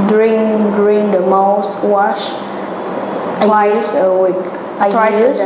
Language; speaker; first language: English; non-native, learner; Vietnamese